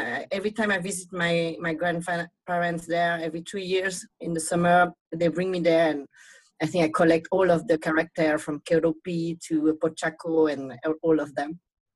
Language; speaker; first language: English; non-native, fluent; Vietnamese